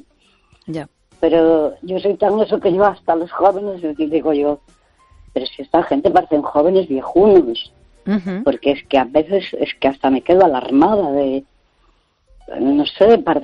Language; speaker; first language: Spanish; native; Spanish